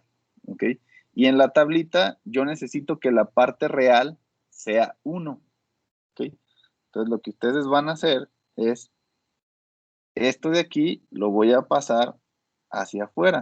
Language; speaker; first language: Spanish; native; Spanish